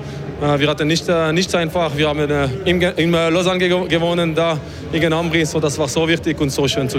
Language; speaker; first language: German; non-native, fluent; French